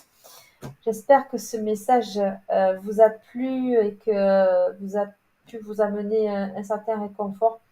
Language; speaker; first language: French; native; French